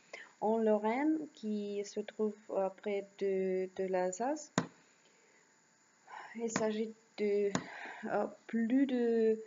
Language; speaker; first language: French; non-native, learner; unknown